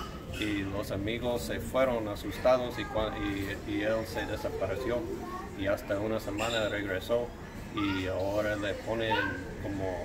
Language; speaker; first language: Spanish; non-native, learner; English